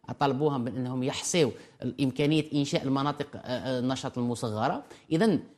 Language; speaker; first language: Arabic; native; Arabic